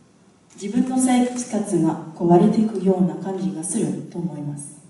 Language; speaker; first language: Japanese; non-native, fluent; English